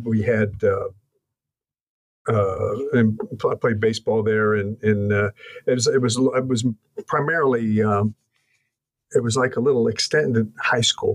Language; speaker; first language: English; native; English